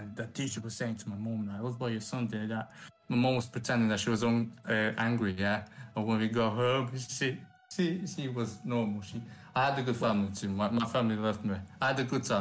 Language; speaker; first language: English; non-native, fluent; Romanian